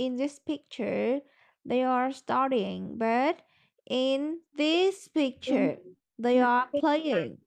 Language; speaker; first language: English; non-native, learner; Vietnamese